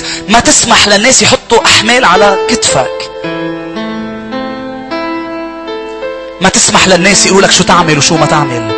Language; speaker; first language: Arabic; native; Arabic